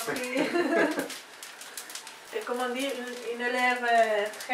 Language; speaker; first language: French; non-native, learner; Spanish